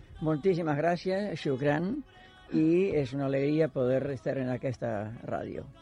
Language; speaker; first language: Catalan; non-native, fluent; Spanish